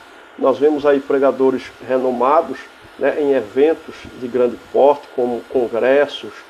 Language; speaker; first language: Portuguese; native; Portuguese